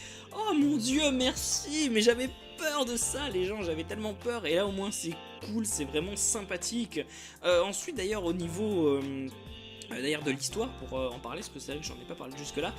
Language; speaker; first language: French; native; French